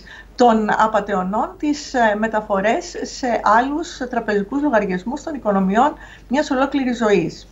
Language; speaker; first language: Greek; native; Greek